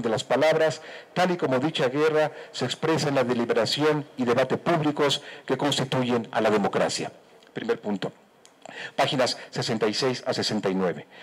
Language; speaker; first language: Spanish; native; Spanish